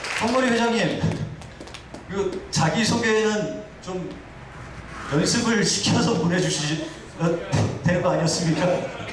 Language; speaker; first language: Korean; native; Korean